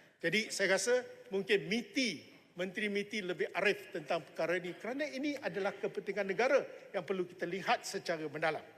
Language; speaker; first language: Malay; non-native, local second language; Chinese